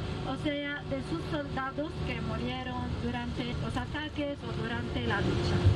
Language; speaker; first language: Spanish; non-native, fluent; Arabic